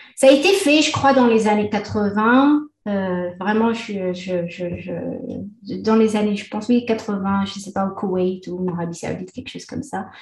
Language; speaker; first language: French; non-native, local second language; Arabic